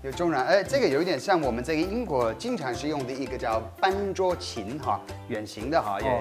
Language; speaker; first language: Chinese; non-native, fluent; English